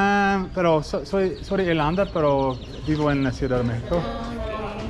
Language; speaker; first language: Spanish; non-native, learner; English